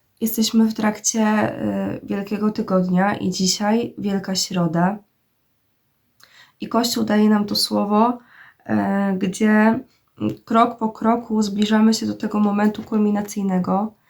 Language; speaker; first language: Polish; native; Polish